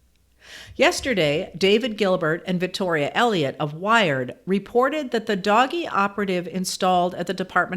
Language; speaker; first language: English; native; English